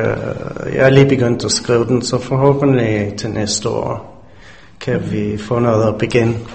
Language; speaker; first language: Danish; non-native, fluent; English